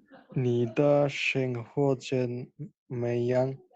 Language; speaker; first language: Chinese; non-native, learner; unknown